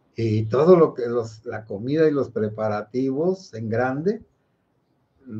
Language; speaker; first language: Spanish; native; Spanish